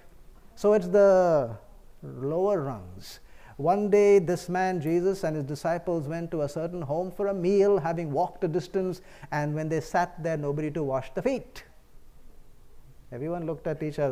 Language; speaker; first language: English; non-native, local second language; Bangla